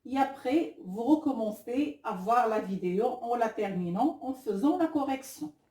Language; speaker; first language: French; non-native, local second language; Arabic